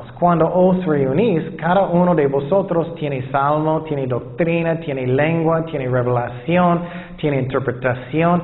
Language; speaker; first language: Spanish; non-native, fluent; English